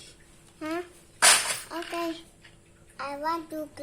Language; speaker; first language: English; non-native, learner; Indonesian